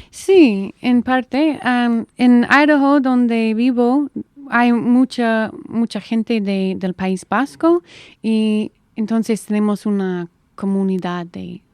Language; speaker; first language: Spanish; non-native, learner; English